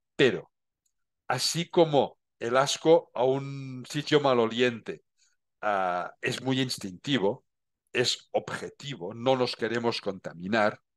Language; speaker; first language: Spanish; non-native, local second language; Catalan